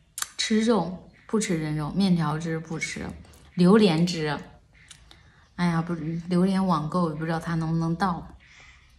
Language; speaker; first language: Chinese; native; Chinese